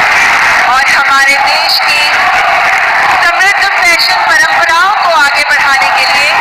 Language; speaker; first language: Hindi; native; Hindi